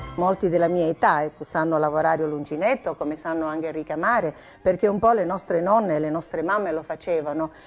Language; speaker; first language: Italian; native; Italian